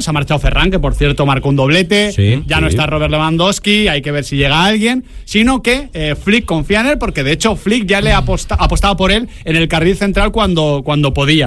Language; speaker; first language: Spanish; native; Spanish